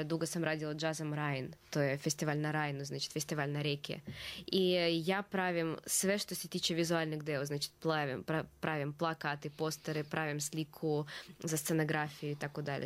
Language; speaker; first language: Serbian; non-native, fluent; Russian